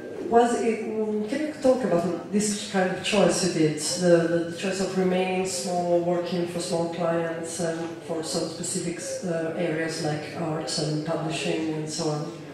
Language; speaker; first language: English; non-native, fluent; Italian